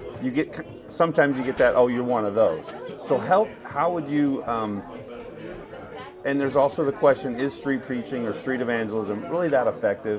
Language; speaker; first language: English; native; English